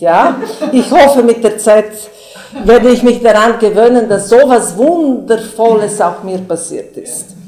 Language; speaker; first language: German; non-native, fluent; Bulgarian